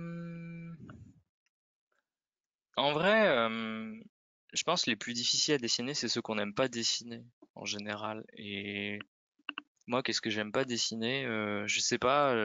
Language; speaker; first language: French; native; French